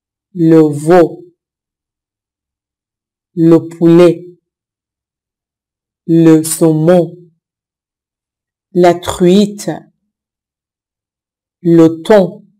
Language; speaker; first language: French; non-native, fluent; Persian